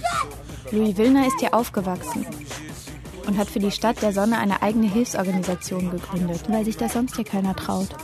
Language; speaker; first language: German; native; German